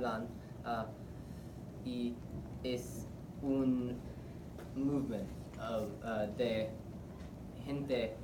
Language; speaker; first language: Spanish; non-native, learner; English